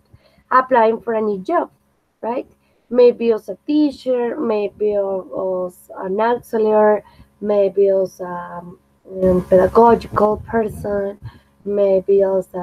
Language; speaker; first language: English; non-native, fluent; Spanish